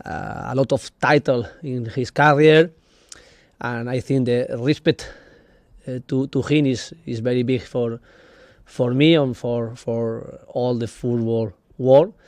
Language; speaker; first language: English; non-native, learner; Spanish